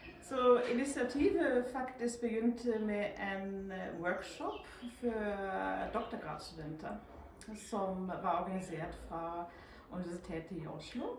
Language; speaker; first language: Norwegian; non-native, fluent; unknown